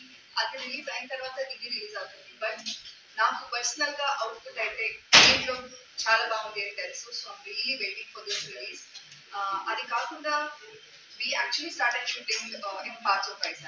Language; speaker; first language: Telugu; non-native, fluent; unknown